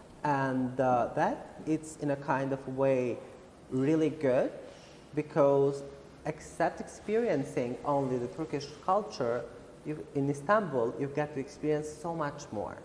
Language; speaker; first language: English; non-native, fluent; Albanian